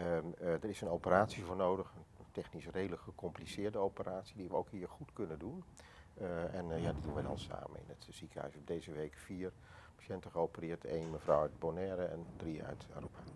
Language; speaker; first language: Dutch; native; Dutch